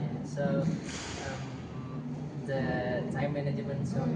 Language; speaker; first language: English; non-native, learner; Indonesian